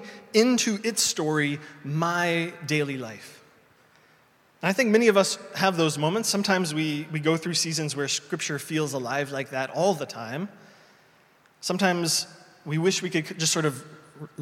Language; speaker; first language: English; native; English